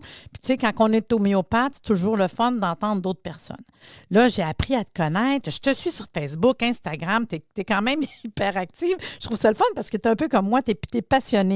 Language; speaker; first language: French; native; French